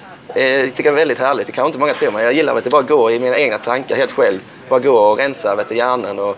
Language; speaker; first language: Swedish; native; Swedish